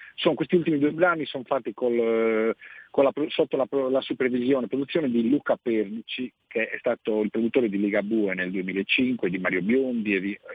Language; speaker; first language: Italian; native; Italian